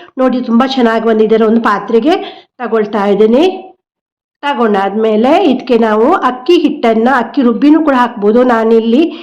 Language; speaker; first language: Kannada; non-native, local second language; Konkani